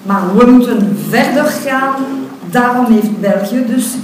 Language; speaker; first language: Dutch; non-native, local second language; French